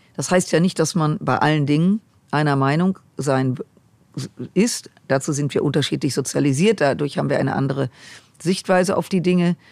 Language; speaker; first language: German; native; German